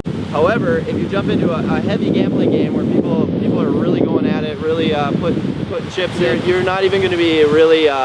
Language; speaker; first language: English; native; English